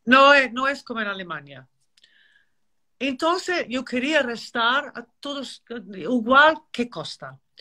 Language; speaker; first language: Spanish; non-native, learner; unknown